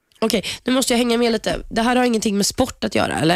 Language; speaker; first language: Swedish; native; Swedish